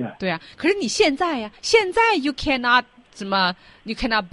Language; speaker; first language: Chinese; native; Chinese